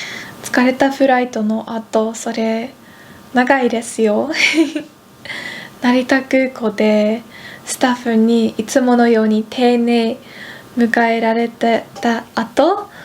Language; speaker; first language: Japanese; non-native, fluent; Dutch